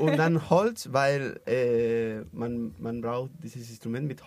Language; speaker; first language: German; non-native, learner; Spanish